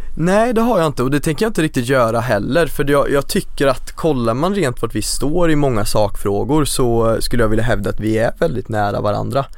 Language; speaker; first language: Swedish; native; Swedish